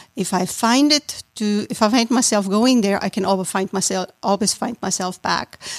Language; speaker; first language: English; non-native, fluent; German